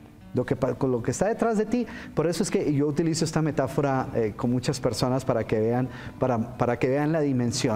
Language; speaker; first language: Spanish; native; Spanish